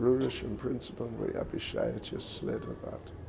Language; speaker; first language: Russian; non-native, learner; English